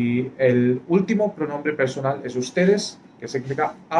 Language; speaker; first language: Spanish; non-native, fluent; Hindi